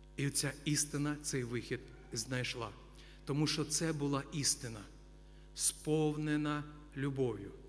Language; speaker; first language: Ukrainian; non-native, local second language; Russian